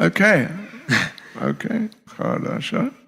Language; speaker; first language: Russian; non-native, learner; English